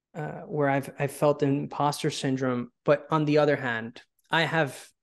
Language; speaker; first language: English; early bilingual, other home language; Spanish